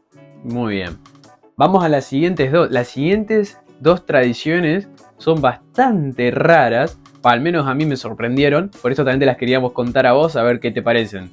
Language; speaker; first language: Spanish; native; Spanish